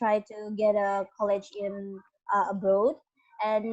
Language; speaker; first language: English; non-native, learner; Indonesian